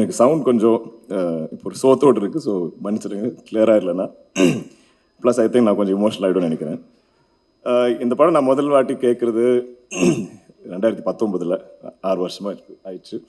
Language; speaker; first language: Tamil; non-native, local second language; Malayalam